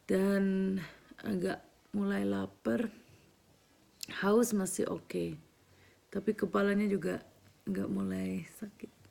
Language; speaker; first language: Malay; early bilingual, heritage; Malay